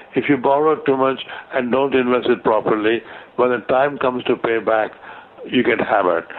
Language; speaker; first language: English; non-native, local second language; Gujarati